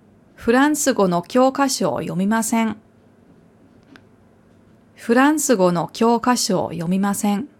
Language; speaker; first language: Japanese; non-native, fluent; German